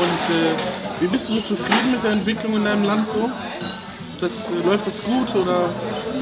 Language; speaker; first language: German; native; German